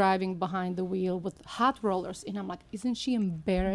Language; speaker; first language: English; non-native, fluent; Slovak